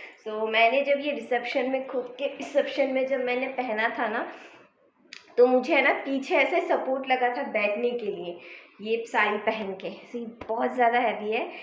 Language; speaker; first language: Hindi; non-native, local second language; Bangla